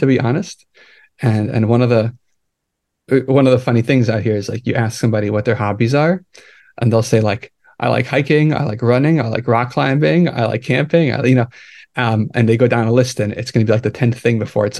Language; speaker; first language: English; native; English